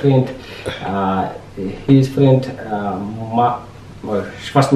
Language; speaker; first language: English; non-native, learner; Azerbaijani